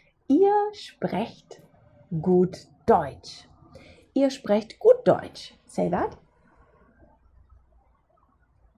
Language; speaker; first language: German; non-native, fluent; English